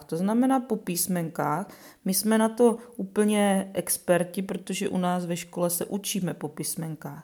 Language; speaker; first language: Czech; native; Czech